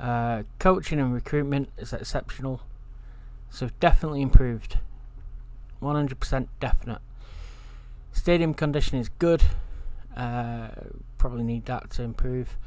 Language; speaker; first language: English; native; English